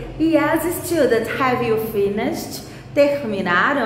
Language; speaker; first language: English; non-native, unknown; Portuguese